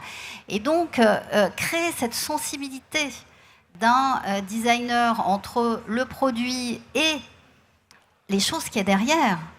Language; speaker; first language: French; native; French